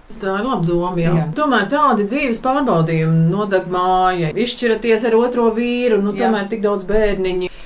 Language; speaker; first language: Latvian; native; Latvian